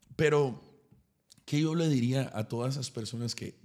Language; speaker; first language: Spanish; early bilingual, heritage; Spanish